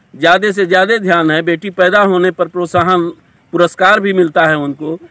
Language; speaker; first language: Hindi; native; Hindi